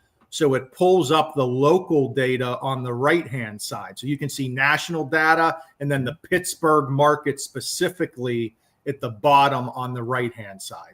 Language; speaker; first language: English; native; English